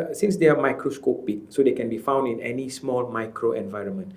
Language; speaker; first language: English; non-native, local second language; Malay